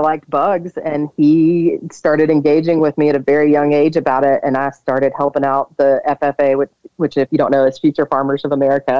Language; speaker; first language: English; native; English